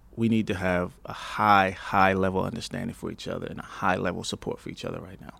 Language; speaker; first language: English; native; English